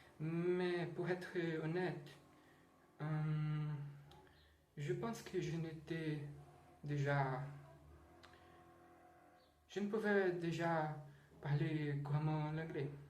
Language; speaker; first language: French; non-native, learner; Portuguese